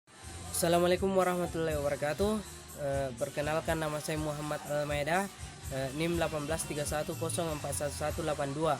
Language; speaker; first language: Indonesian; native; Indonesian